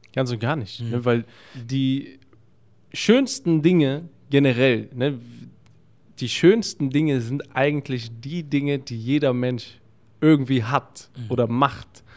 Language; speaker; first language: German; early bilingual, other home language; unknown